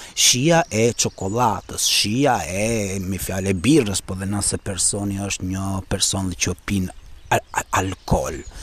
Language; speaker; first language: Albanian; early bilingual, heritage; Albanian